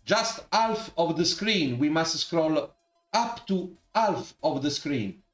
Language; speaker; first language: English; non-native, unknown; Italian